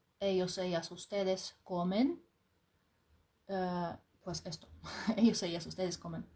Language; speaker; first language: Spanish; non-native, fluent; Ukrainian